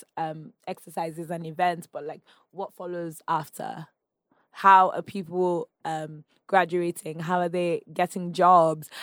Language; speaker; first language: English; non-native, local second language; Yoruba